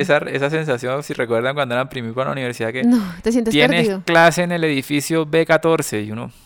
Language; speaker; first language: Spanish; native; Spanish